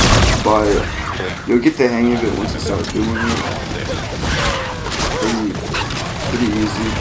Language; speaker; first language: English; native; English